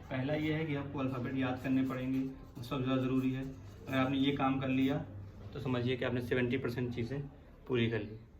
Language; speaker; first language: Hindi; native; Hindi